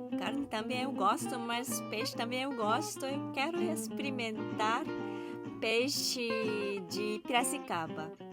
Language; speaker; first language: Portuguese; non-native, learner; Japanese